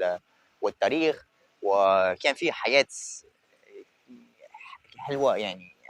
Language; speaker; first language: Arabic; non-native, fluent; French